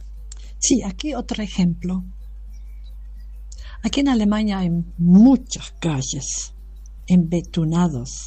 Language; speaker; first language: Spanish; non-native, fluent; German